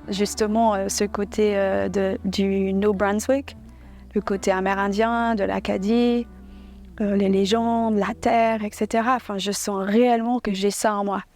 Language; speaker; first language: French; early bilingual, other home language; English